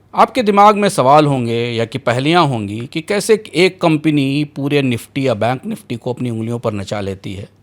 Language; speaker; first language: Hindi; native; Hindi